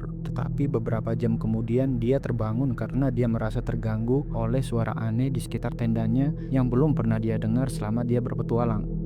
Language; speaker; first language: Indonesian; native; Indonesian